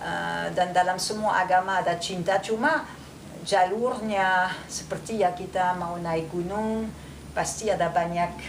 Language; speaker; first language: Indonesian; non-native, fluent; French